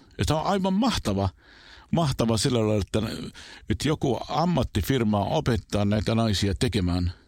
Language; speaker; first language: Finnish; non-native, fluent; Arabic